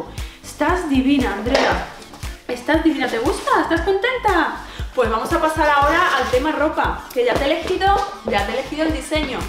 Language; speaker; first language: Spanish; native; Spanish